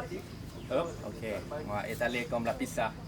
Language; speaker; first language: French; non-native, fluent; Thai